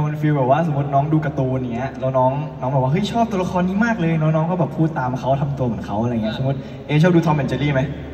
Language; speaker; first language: Thai; native; Thai